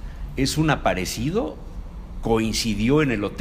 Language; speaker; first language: Spanish; native; Spanish